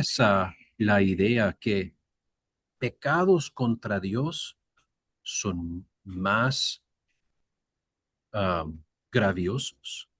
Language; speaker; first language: Spanish; non-native, learner; English